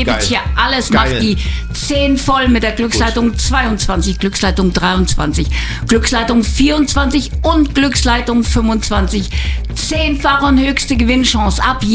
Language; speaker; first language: German; native; German